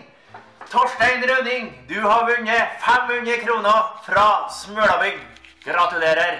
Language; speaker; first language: Norwegian; native; Norwegian